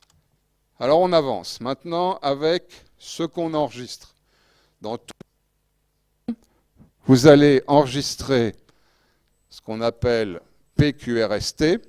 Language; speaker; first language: French; native; French